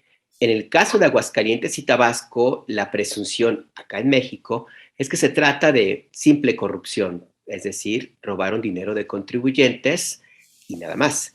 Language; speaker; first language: Spanish; native; Spanish